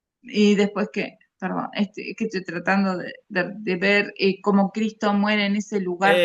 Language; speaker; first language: Spanish; native; Spanish